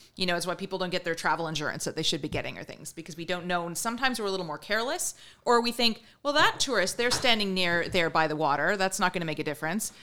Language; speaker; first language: English; native; English